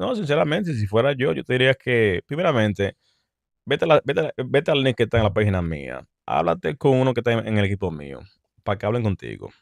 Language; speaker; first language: Spanish; early bilingual, heritage; Spanish